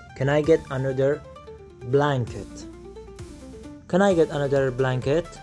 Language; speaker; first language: English; non-native, fluent; Persian